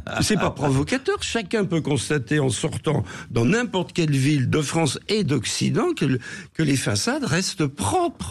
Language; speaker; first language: French; native; French